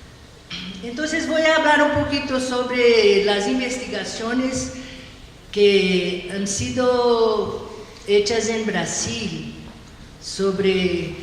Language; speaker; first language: Spanish; non-native, learner; Portuguese